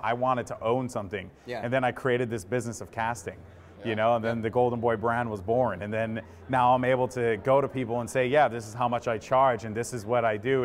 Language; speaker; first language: English; native; English